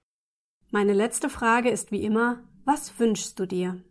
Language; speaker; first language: German; native; German